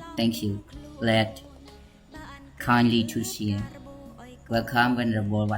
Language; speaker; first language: English; non-native, learner; Khmer